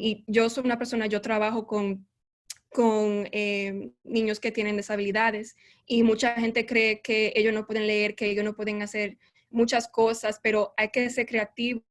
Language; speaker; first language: Spanish; early bilingual, heritage; Spanish